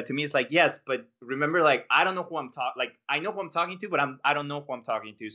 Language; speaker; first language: English; non-native, fluent; Spanish